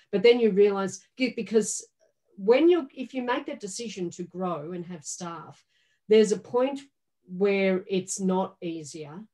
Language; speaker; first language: English; native; English